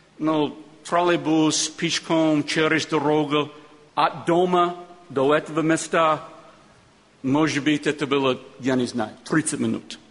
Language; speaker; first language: Russian; non-native, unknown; English